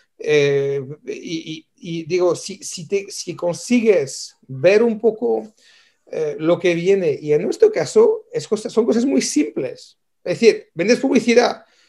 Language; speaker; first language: Spanish; non-native, fluent; French